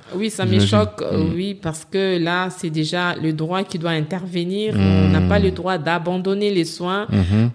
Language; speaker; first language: French; non-native, local second language; Lingala